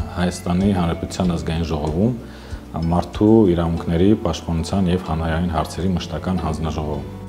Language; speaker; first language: Armenian; early bilingual, heritage; Armenian